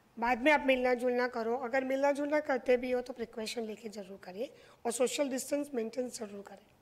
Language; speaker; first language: Hindi; non-native, local second language; Marathi